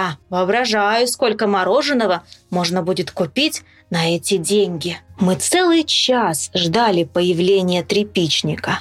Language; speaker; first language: Russian; native; Russian